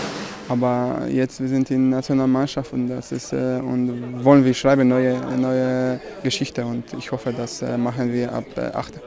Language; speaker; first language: German; non-native, fluent; Polish